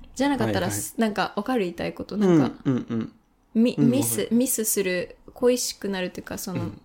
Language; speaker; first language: Japanese; native; Japanese